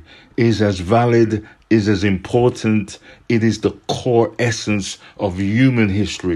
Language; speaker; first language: English; native; English